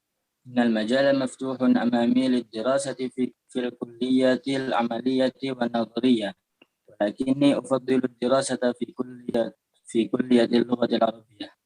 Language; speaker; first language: Arabic; non-native, learner; Indonesian